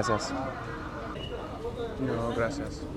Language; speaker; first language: Spanish; non-native, learner; English